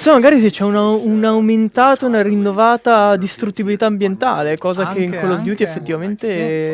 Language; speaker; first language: Italian; native; Italian